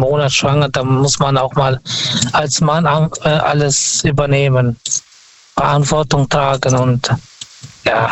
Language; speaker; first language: German; non-native, fluent; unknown